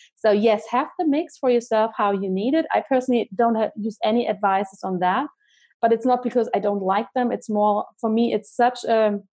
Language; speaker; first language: English; non-native, fluent; German